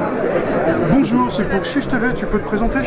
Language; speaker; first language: French; native; French